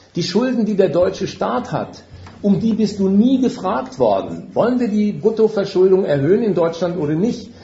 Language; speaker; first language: German; native; German